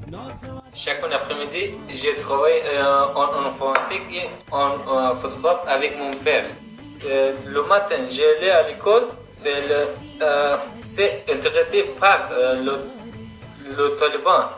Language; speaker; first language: French; non-native, learner; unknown